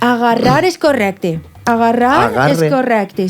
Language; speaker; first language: Catalan; native; Catalan